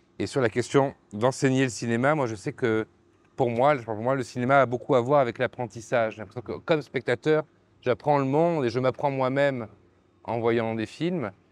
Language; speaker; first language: French; native; French